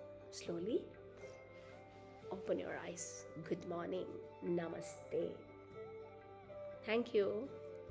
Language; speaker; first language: English; non-native, local second language; Malayalam